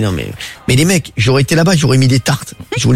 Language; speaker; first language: French; native; French